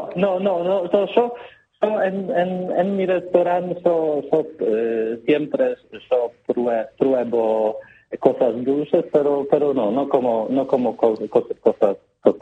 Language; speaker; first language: Spanish; non-native, learner; Polish